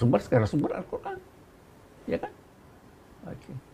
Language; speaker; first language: Indonesian; native; Indonesian